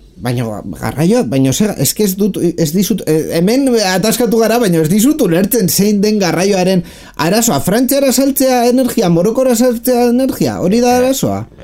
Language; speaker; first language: Basque; non-native, local second language; Spanish